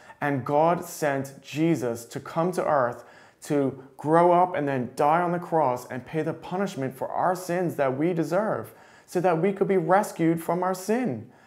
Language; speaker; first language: English; native; English